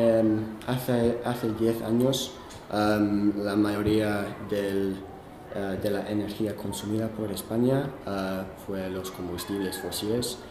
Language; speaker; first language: Spanish; non-native, fluent; English